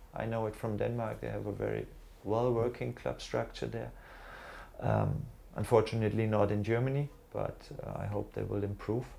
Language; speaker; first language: English; non-native, fluent; German